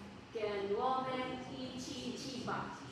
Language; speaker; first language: Chinese; non-native, learner; Filipino